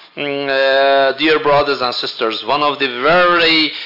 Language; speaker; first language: English; non-native, fluent; Persian